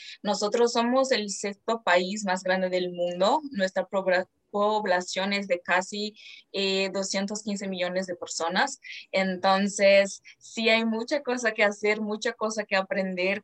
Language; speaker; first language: Spanish; non-native, fluent; Portuguese